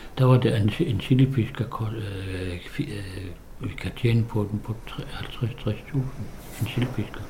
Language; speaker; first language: Danish; non-native, local second language; Kalaallisut